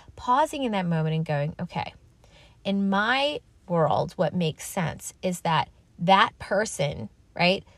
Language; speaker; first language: English; native; English